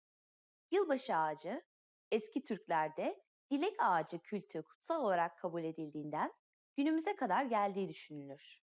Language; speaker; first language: Turkish; native; Turkish